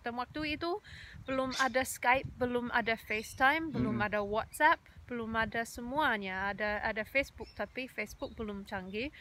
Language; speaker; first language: Indonesian; non-native, fluent; English